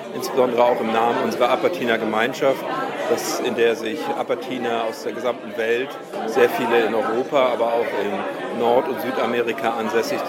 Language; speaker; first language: German; native; German